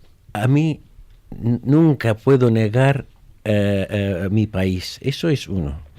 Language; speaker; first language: Spanish; non-native, fluent; Arabic